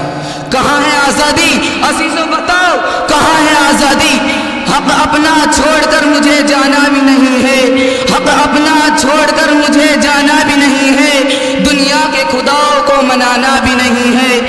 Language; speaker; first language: Urdu; native; Urdu